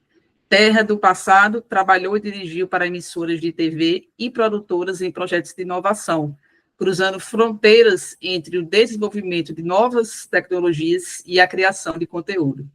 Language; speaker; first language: Portuguese; native; Portuguese